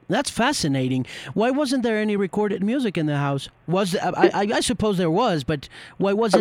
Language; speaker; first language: English; non-native, fluent; Spanish